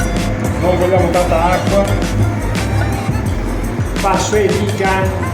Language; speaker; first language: Italian; non-native, learner; Chinese